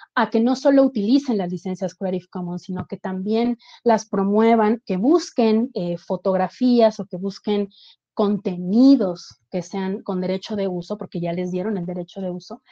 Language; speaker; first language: Spanish; native; Spanish